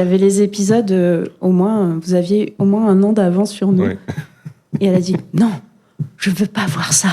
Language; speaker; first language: French; native; French